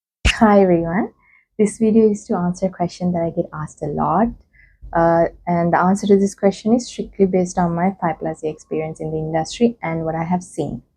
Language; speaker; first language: English; non-native, local second language; Sinhala